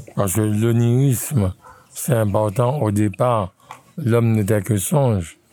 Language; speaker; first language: French; non-native, local second language; Haitian Creole